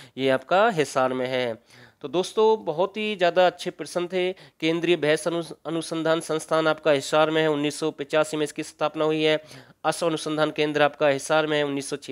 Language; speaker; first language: Hindi; native; Hindi